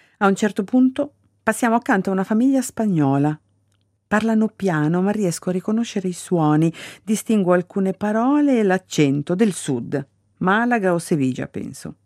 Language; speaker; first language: Italian; early bilingual, other home language; Galician